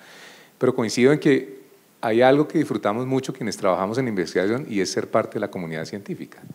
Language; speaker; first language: Spanish; native; Spanish